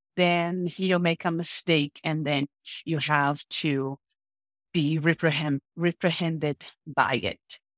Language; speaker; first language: English; non-native, fluent; Portuguese